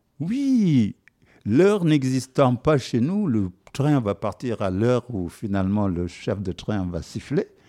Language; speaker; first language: French; non-native, local second language; Wolof